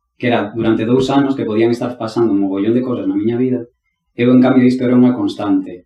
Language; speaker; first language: Galician; non-native, local second language; Spanish